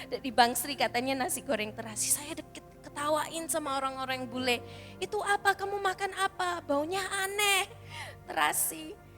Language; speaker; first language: Indonesian; early bilingual, heritage; Indonesian